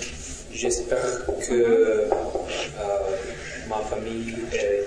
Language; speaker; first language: French; non-native, learner; Russian